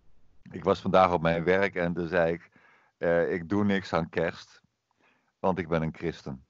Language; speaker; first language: Dutch; native; Dutch